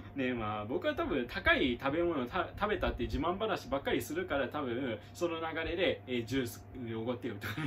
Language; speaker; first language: Japanese; native; Japanese